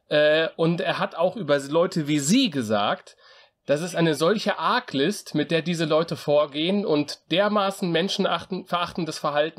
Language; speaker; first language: German; native; German